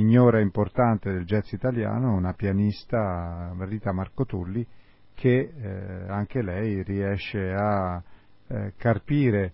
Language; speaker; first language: Italian; native; Italian